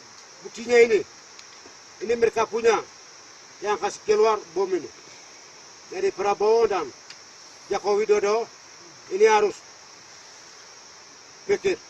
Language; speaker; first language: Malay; non-native, local second language; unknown